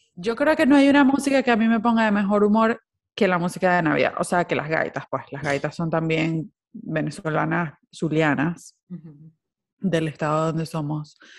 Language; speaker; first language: Spanish; native; Spanish